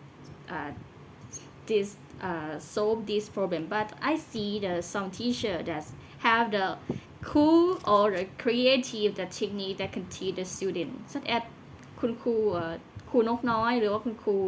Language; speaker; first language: English; non-native, learner; Thai